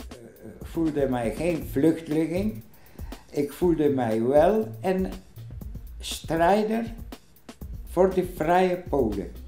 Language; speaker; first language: Dutch; non-native, fluent; Polish